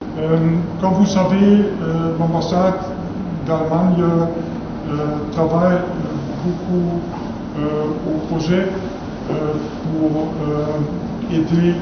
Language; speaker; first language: French; non-native, fluent; German